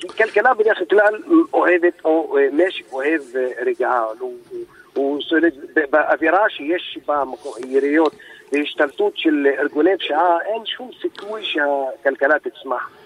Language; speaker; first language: Hebrew; non-native, local second language; Arabic